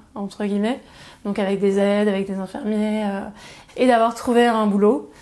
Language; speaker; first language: French; native; French